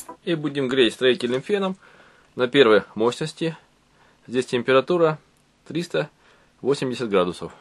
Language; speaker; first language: Russian; native; Russian